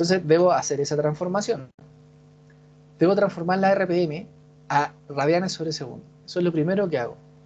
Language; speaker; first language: Spanish; native; Spanish